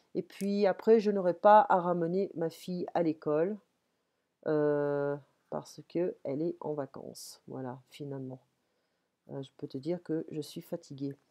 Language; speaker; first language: French; native; French